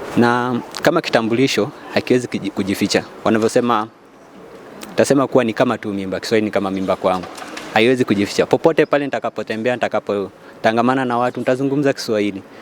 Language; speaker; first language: Swahili; non-native, local second language; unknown